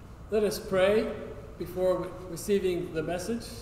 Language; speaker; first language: English; native; English